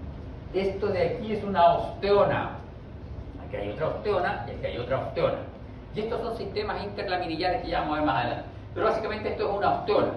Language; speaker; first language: Spanish; native; Spanish